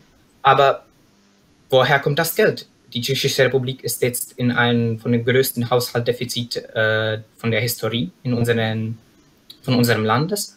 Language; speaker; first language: German; non-native, fluent; Czech